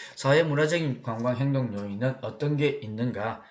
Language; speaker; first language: Korean; native; Korean